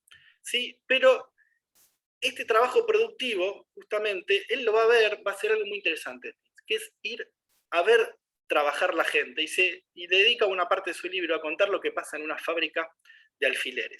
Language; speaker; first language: Spanish; native; Spanish